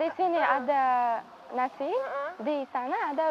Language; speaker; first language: Indonesian; non-native, learner; Uzbek